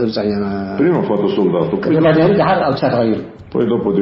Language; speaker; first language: Italian; early bilingual, heritage; Italian